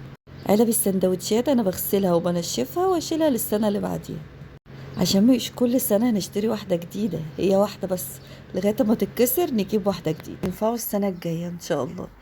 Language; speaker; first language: Arabic; native; Arabic